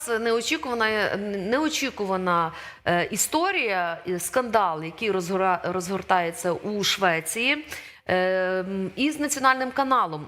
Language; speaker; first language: Ukrainian; native; Ukrainian